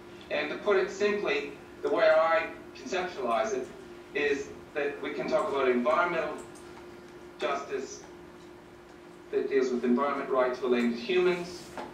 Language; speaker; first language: English; native; English